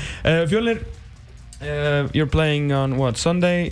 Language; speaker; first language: English; non-native, fluent; Icelandic